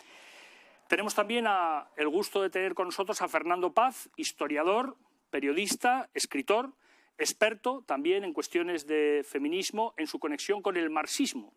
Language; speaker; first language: Spanish; native; Spanish